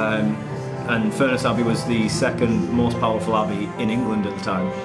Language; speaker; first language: English; native; English